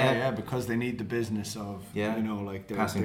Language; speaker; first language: English; native; English